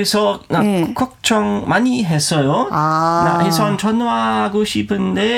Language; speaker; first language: Korean; non-native, learner; German